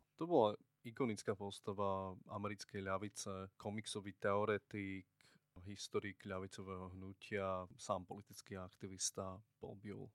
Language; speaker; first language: Slovak; native; Slovak